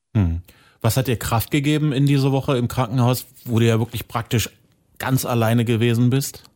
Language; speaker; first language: German; native; German